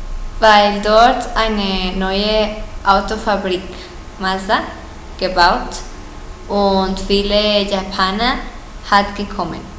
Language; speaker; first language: German; non-native, learner; Spanish